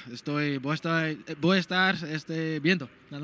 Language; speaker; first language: Spanish; non-native, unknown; English